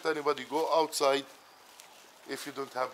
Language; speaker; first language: English; non-native, learner; Arabic